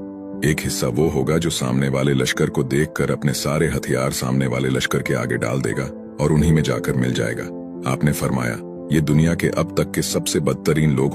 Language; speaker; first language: Hindi; native; Hindi